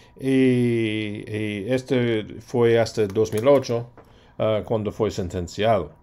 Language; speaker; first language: Spanish; non-native, fluent; English